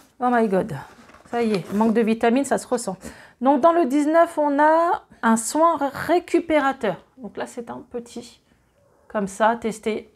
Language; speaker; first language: French; native; French